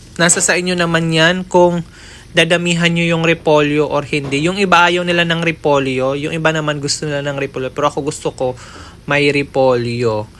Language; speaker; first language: Filipino; non-native, local second language; Waray